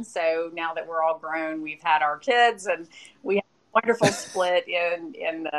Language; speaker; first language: English; native; English